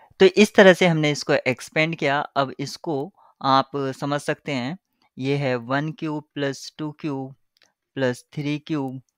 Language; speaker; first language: Hindi; native; Hindi